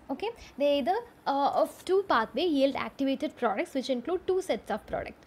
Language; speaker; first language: English; non-native, local second language; Malayalam